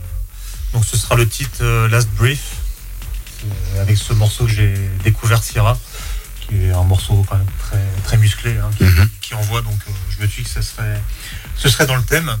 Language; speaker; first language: French; native; French